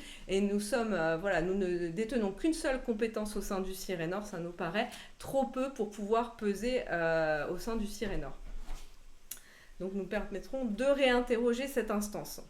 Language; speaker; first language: French; native; French